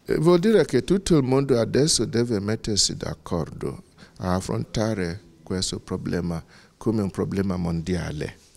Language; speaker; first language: Italian; non-native, fluent; Yoruba